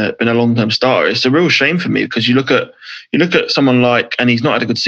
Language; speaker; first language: English; native; English